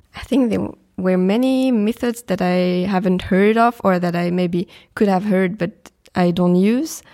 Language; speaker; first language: English; non-native, fluent; French